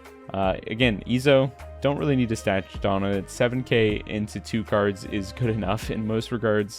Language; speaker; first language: English; native; English